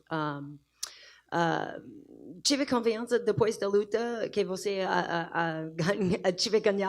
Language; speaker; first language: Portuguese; non-native, learner; English